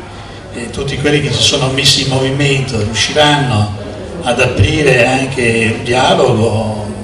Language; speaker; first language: Italian; native; Italian